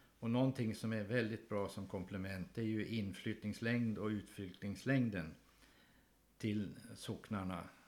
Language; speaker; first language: Swedish; native; Swedish